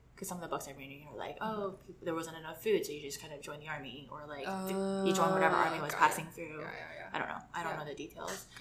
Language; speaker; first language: English; native; English